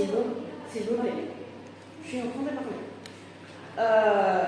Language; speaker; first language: French; non-native, fluent; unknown